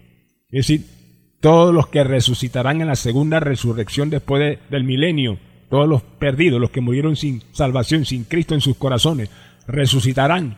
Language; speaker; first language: Spanish; native; Spanish